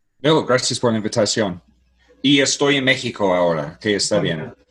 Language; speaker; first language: Spanish; non-native, fluent; English